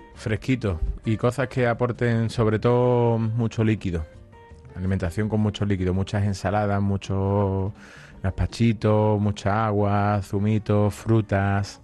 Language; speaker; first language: Spanish; native; Spanish